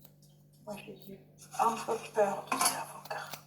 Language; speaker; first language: French; non-native, learner; Japanese